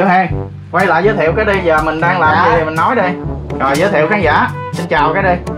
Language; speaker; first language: Vietnamese; native; Vietnamese